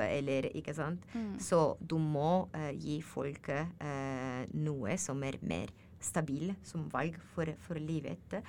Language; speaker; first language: Norwegian; non-native, learner; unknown